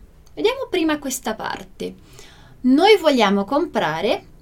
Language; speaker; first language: Italian; non-native, fluent; Portuguese